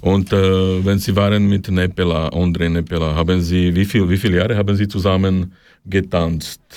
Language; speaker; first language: German; non-native, learner; Slovak